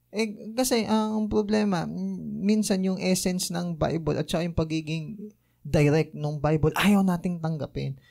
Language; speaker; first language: Filipino; native; Filipino